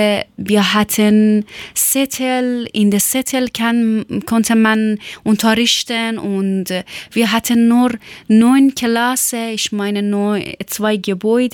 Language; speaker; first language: German; non-native, learner; Persian